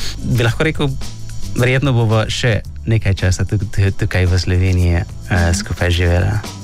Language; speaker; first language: Slovenian; non-native, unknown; Arabic